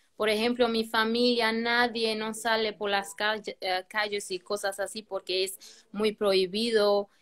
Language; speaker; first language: Spanish; non-native, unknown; Albanian